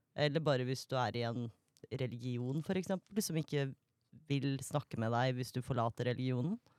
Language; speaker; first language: Norwegian; native; Norwegian